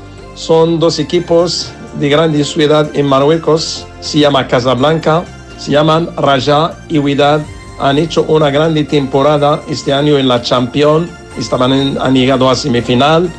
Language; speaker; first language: Spanish; non-native, learner; Arabic